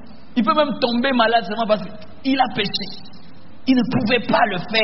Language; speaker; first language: French; non-native, local second language; Lingala